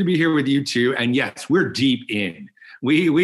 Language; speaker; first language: English; native; English